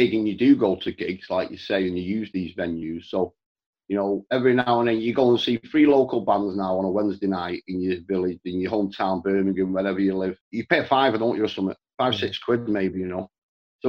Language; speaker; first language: English; native; English